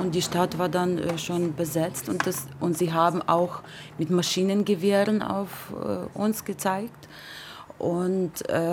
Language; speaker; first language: German; non-native, fluent; Ukrainian